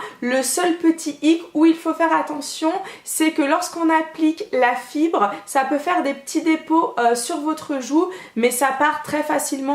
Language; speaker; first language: French; native; French